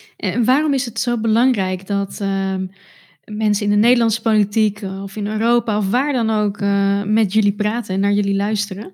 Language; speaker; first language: Dutch; native; Dutch